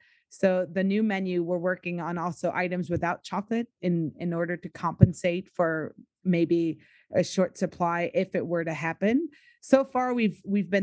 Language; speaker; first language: English; native; English